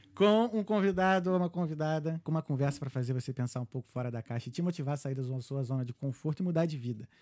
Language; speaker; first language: Portuguese; native; Portuguese